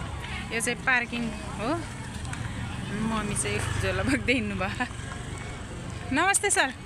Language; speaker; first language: Nepali; native; Nepali